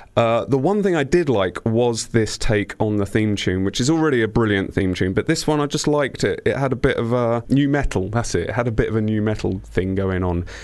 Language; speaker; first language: English; native; English